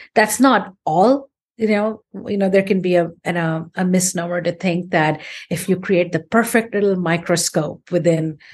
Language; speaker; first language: English; non-native, local second language; Hindi